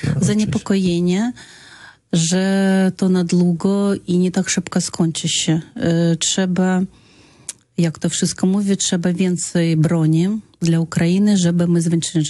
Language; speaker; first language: Polish; non-native, learner; Russian